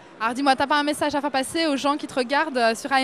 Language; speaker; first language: French; early bilingual, other home language; Arabic